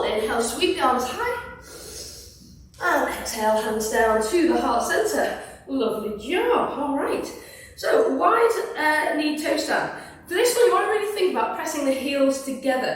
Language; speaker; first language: English; native; English